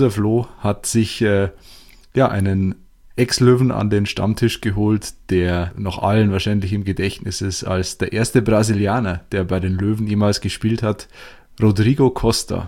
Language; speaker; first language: German; native; German